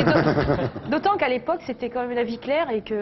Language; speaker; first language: French; native; French